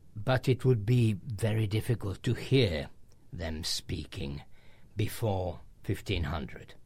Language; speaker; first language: English; non-native, fluent; Hungarian